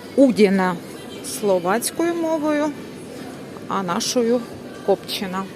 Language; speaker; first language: Ukrainian; non-native, local second language; Russian